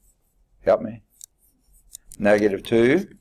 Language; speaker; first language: English; native; English